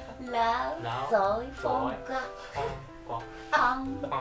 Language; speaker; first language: Vietnamese; non-native, learner; Japanese